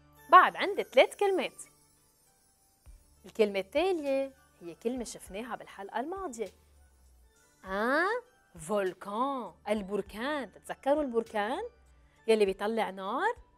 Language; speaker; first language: Arabic; native; Arabic